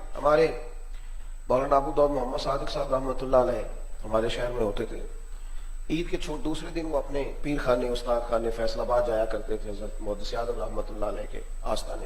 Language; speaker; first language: Urdu; non-native, local second language; Punjabi